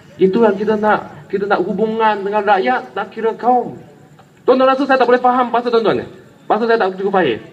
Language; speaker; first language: Malay; non-native, local second language; Chinese